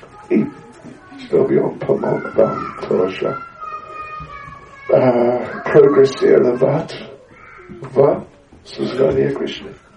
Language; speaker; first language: Russian; non-native, learner; English